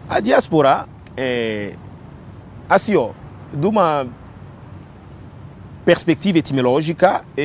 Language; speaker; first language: Portuguese; non-native, fluent; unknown